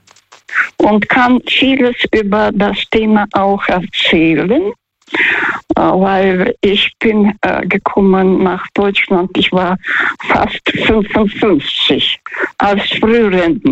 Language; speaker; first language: German; non-native, fluent; Russian